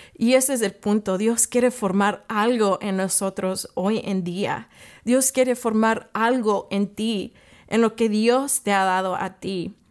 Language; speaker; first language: Spanish; early bilingual, heritage; English